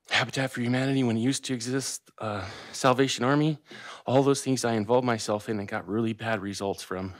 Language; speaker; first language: English; early bilingual, other home language; Spanish